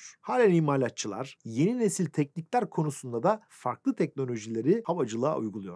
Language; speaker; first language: Turkish; native; Turkish